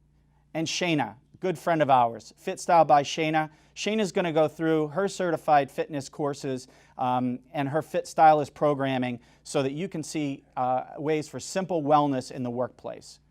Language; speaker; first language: English; native; English